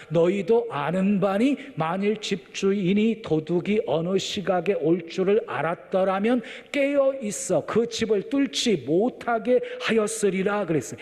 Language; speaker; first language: Korean; native; Korean